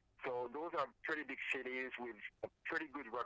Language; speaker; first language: English; non-native, fluent; French